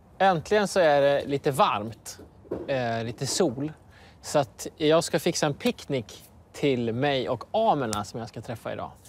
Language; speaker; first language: Swedish; native; Swedish